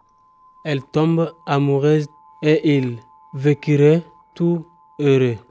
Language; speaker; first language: French; non-native, learner; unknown